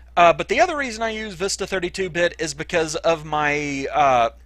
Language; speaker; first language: English; native; English